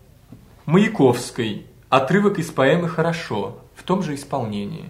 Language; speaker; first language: Russian; native; Russian